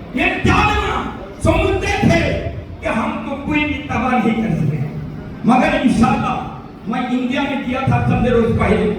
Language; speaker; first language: Urdu; non-native, fluent; Bangla